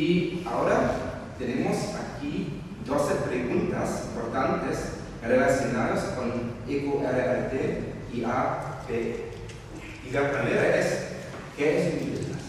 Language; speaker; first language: Spanish; non-native, fluent; German